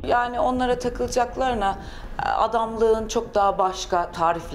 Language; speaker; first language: Turkish; native; Turkish